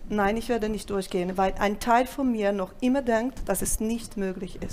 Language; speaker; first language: German; non-native, fluent; Italian